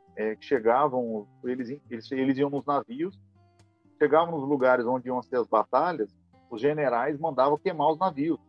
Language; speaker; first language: Portuguese; native; Portuguese